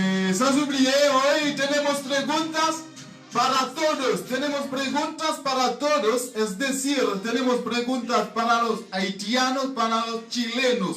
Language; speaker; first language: Spanish; non-native, learner; Haitian Creole